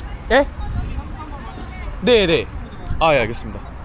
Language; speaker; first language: Korean; native; Korean